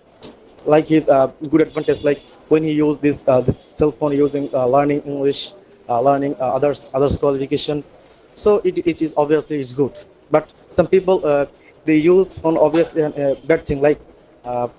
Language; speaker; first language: English; non-native, learner; Bangla